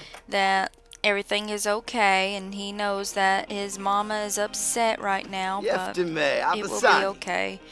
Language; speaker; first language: English; native; English